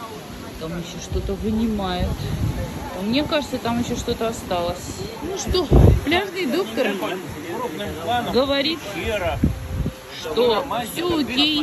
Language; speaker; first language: Russian; native; Russian